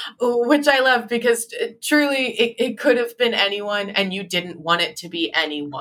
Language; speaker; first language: English; native; English